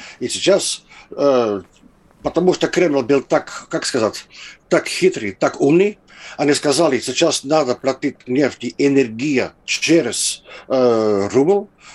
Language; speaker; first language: Russian; non-native, fluent; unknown